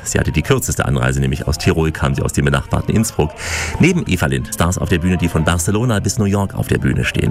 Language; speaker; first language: German; native; German